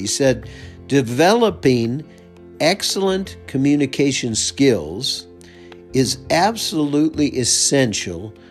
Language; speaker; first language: English; native; English